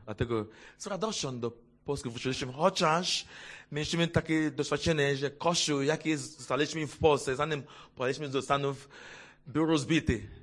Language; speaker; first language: Polish; non-native, fluent; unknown